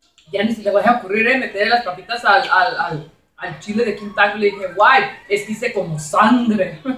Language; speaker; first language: Spanish; early bilingual, other home language; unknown